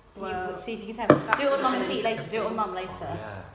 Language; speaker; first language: English; native; English